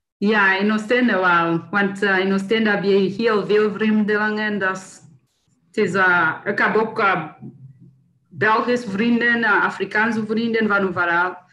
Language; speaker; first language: Dutch; non-native, learner; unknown